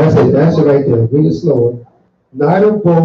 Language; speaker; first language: English; native; English